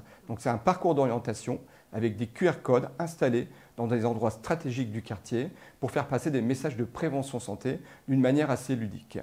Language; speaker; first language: French; native; French